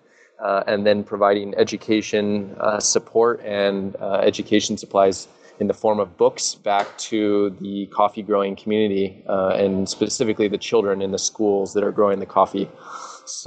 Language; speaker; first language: English; native; English